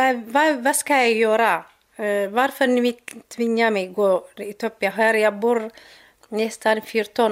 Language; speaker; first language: Swedish; non-native, learner; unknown